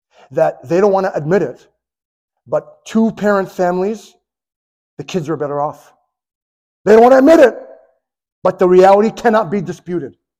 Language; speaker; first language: English; native; English